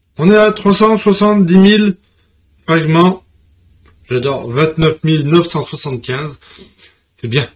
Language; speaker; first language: French; native; French